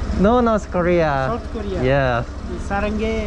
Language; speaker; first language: English; non-native, learner; Korean